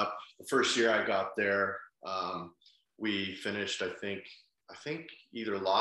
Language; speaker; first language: English; native; English